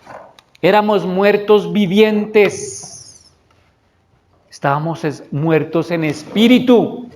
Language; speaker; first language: Spanish; native; Spanish